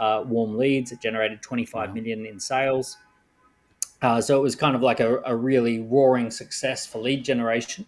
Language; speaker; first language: English; native; English